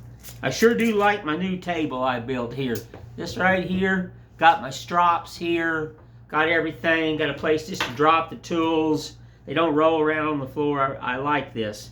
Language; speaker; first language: English; native; English